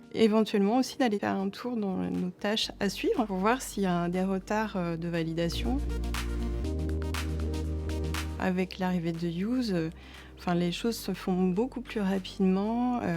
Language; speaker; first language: French; native; French